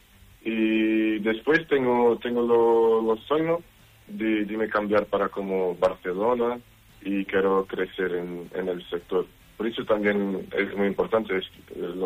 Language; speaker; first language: Spanish; non-native, learner; Portuguese